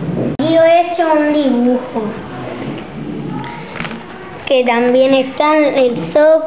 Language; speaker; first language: Spanish; early bilingual, other home language; Arabic